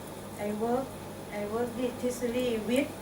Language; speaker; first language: English; non-native, learner; Thai